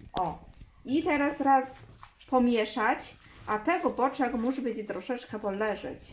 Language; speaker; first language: Polish; non-native, learner; Chinese